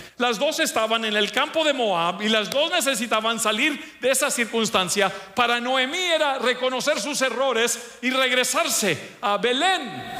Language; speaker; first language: Spanish; early bilingual, heritage; Spanish